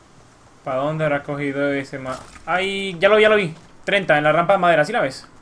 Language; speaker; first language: Spanish; native; Spanish